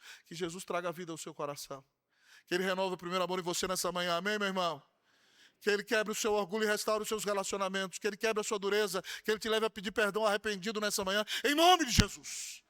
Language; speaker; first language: Portuguese; native; Portuguese